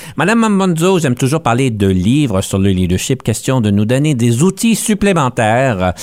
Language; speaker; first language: French; native; French